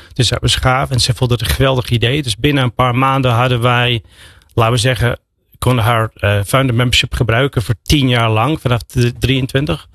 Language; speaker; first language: Dutch; non-native, fluent; English